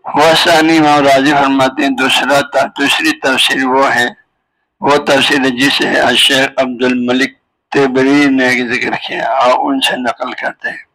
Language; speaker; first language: Urdu; non-native, local second language; Balti